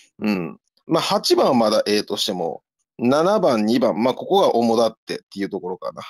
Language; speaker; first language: Japanese; native; Japanese